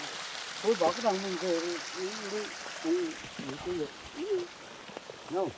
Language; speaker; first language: Vietnamese; native; Vietnamese